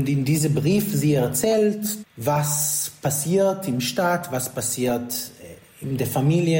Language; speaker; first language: German; non-native, learner; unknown